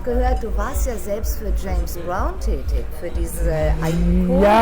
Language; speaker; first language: German; native; German